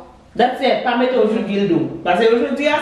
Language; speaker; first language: French; non-native, learner; Haitian Creole